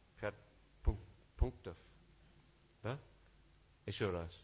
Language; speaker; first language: Russian; non-native, learner; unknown